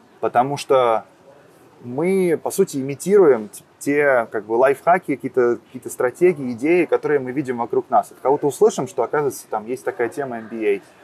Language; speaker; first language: Russian; native; Russian